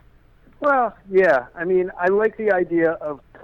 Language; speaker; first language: English; native; English